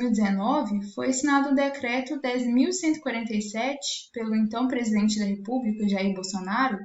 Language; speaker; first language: Portuguese; native; Portuguese